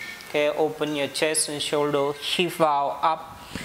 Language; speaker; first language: English; non-native, local second language; Hindi